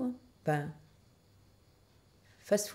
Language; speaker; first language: French; native; French